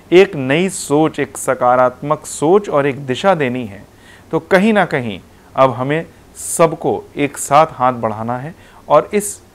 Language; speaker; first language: Hindi; non-native, local second language; Punjabi